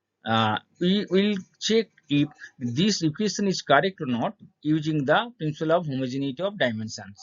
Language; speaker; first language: English; non-native, local second language; Bangla